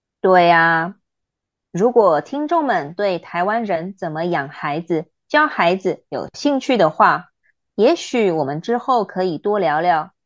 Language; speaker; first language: Chinese; native; Chinese